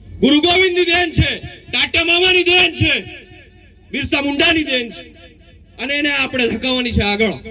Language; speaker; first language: Gujarati; non-native, local second language; Bhili